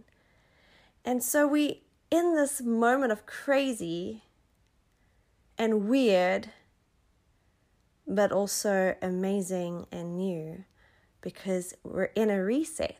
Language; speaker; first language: English; native; English